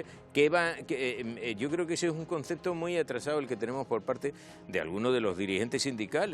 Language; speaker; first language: Spanish; native; Spanish